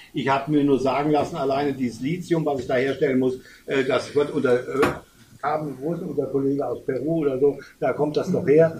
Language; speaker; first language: German; native; German